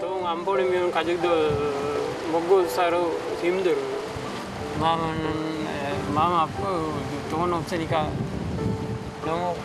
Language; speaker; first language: Korean; non-native, learner; Sinhala